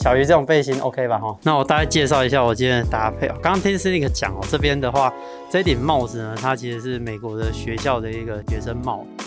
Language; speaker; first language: Chinese; native; Chinese